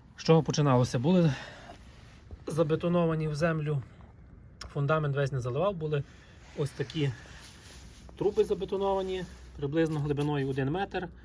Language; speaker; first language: Ukrainian; native; Ukrainian